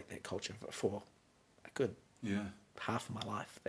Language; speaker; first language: English; native; English